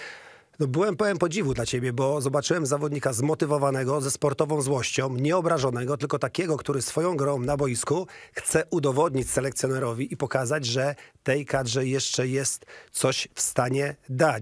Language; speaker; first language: Polish; native; Polish